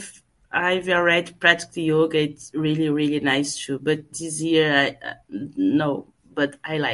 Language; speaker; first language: English; non-native, learner; Portuguese